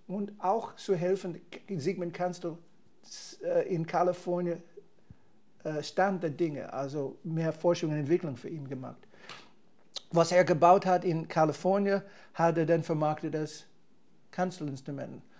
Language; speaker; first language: German; non-native, fluent; English